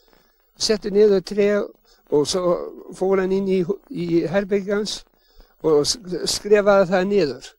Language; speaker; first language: Icelandic; early bilingual, heritage; English